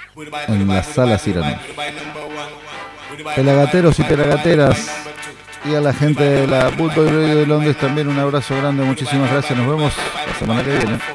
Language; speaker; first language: Spanish; native; Spanish